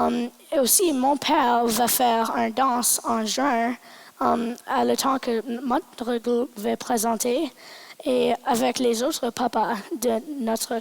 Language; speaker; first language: French; non-native, local second language; English